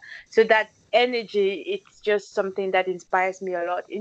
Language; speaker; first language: English; non-native, local second language; French